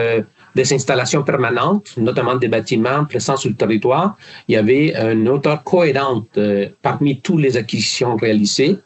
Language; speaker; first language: French; non-native, fluent; Spanish